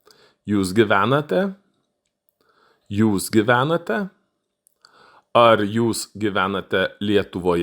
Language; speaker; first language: Lithuanian; non-native, fluent; Russian